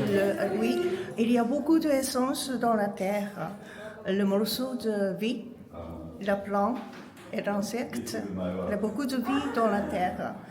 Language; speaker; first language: French; non-native, learner; Japanese